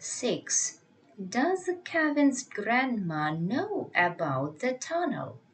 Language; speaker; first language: English; non-native, fluent; Ukrainian